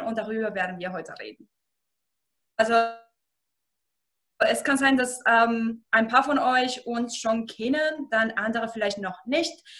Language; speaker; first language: German; non-native, fluent; Spanish